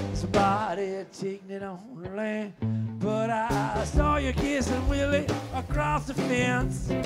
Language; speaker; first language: English; native; English